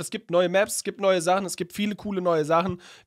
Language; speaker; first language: German; native; German